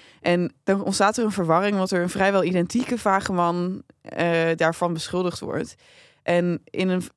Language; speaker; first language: Dutch; native; Dutch